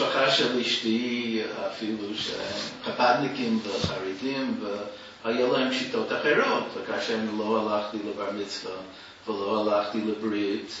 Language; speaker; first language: Hebrew; non-native, fluent; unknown